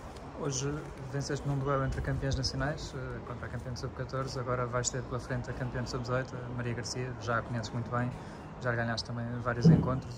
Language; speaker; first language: Portuguese; native; Portuguese